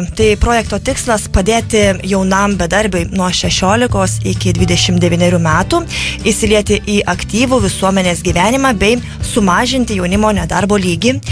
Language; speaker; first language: Lithuanian; native; Lithuanian